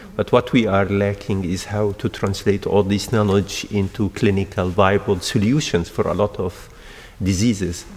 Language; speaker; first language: English; non-native, fluent; Arabic